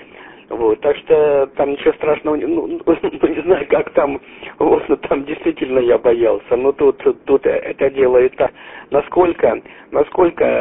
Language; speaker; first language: Russian; native; Russian